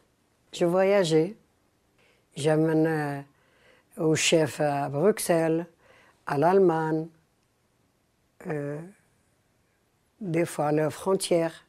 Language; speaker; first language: French; early bilingual, other home language; Arabic